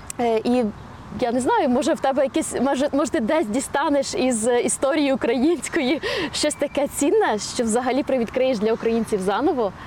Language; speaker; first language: Ukrainian; native; Ukrainian